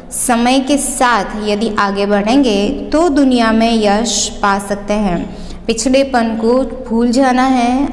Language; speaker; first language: Hindi; non-native, local second language; Gujarati